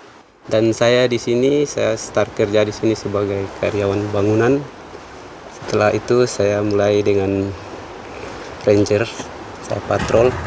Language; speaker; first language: Indonesian; non-native, local second language; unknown